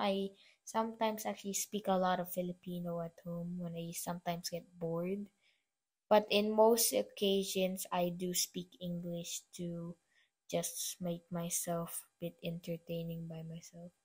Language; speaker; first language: English; non-native, local second language; Filipino